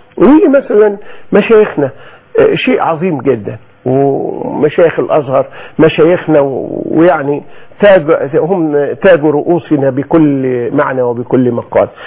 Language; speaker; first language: Arabic; native; Arabic